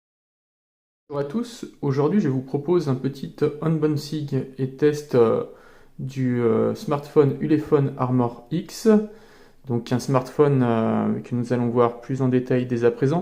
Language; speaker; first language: French; native; French